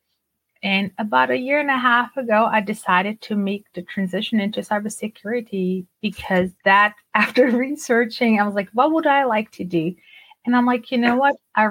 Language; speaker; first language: English; non-native, fluent; Turkish